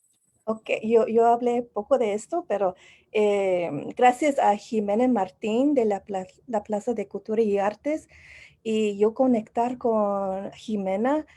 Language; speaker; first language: Spanish; non-native, learner; English